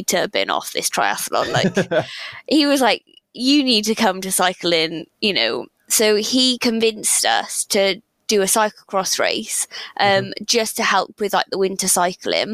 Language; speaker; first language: English; native; English